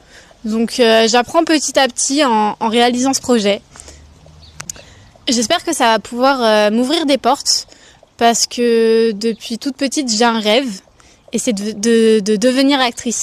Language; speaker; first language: French; native; French